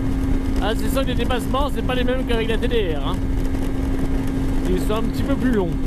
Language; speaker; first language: French; native; French